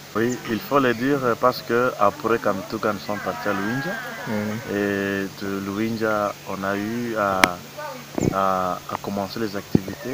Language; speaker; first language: French; non-native, local second language; Swahili